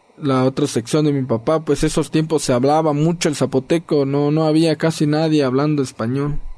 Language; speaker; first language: Spanish; non-native, local second language; Zapotec